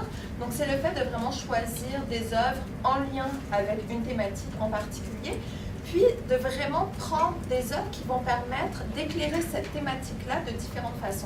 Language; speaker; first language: French; native; French